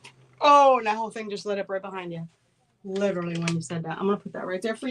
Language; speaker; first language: English; native; English